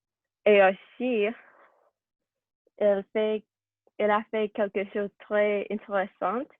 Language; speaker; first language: French; non-native, learner; English